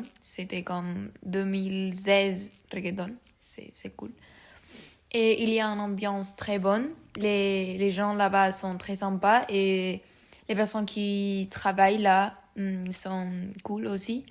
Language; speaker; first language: French; non-native, learner; Spanish